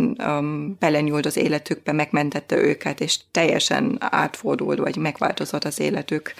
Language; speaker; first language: Hungarian; non-native, fluent; German